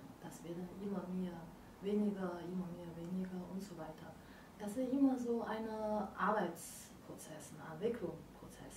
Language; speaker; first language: German; non-native, learner; Chinese